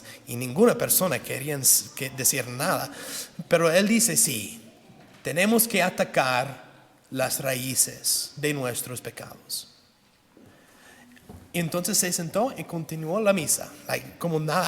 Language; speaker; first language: Spanish; non-native, fluent; English